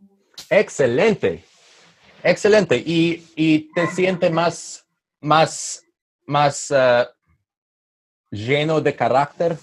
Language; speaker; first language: Spanish; non-native, learner; English